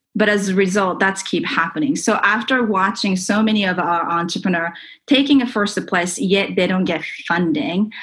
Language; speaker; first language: English; non-native, fluent; Japanese